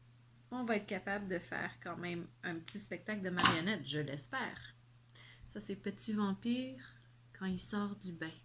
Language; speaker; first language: French; native; French